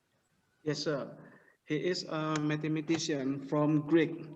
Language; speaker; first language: English; non-native, learner; Indonesian